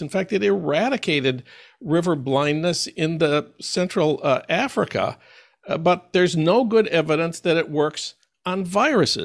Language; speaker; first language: English; native; English